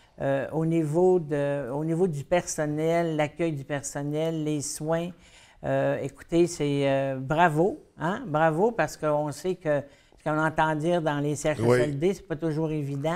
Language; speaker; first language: French; native; French